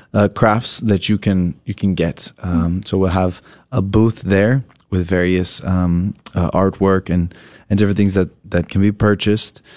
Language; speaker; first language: English; native; English